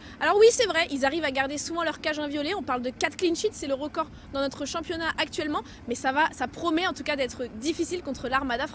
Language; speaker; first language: French; native; French